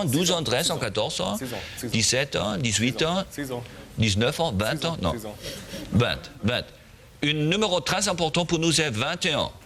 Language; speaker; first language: French; non-native, learner; German